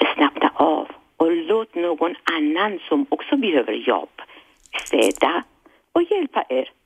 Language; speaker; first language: Swedish; non-native, fluent; Persian